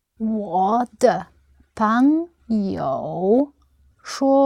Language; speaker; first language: Chinese; non-native, learner; English